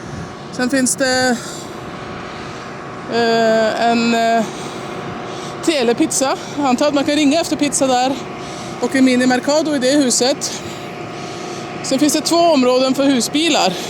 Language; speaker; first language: Swedish; native; Swedish